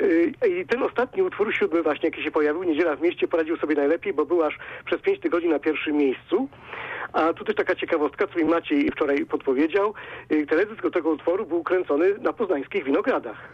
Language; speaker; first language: Polish; native; Polish